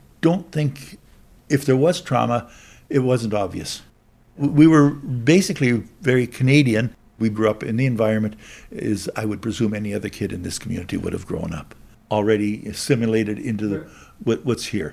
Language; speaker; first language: English; native; English